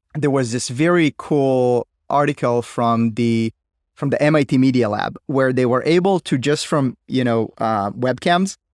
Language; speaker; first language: English; non-native, fluent; Hebrew